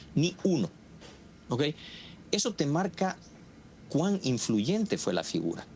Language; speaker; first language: Spanish; native; Spanish